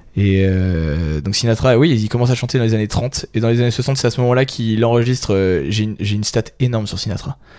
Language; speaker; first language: French; native; French